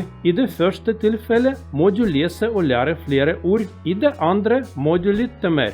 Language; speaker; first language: Norwegian; non-native, learner; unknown